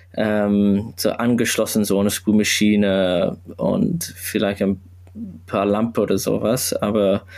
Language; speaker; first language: German; non-native, learner; English